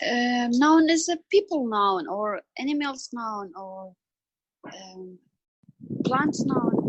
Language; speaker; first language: English; non-native, learner; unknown